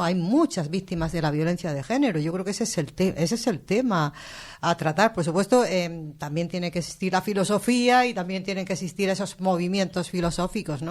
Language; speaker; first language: Spanish; native; Spanish